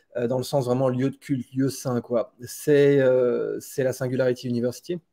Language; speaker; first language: French; native; French